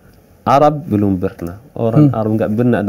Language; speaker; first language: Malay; non-native, fluent; Arabic